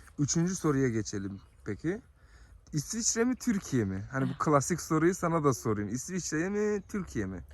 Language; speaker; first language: Turkish; native; Turkish